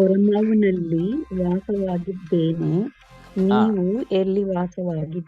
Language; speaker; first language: Kannada; non-native, learner; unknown